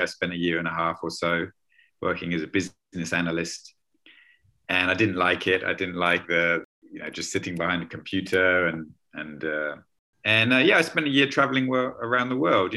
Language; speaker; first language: English; native; English